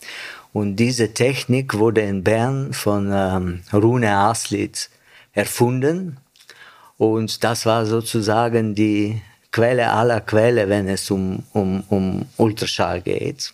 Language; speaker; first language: German; non-native, fluent; Bulgarian